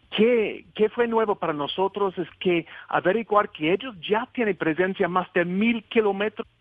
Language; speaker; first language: Spanish; non-native, fluent; English